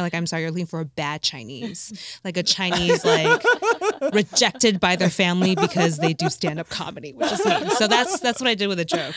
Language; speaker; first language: English; non-native, fluent; Chinese